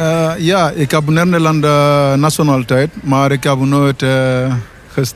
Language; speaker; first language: Dutch; non-native, learner; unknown